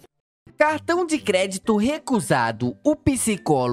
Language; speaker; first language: Portuguese; native; Portuguese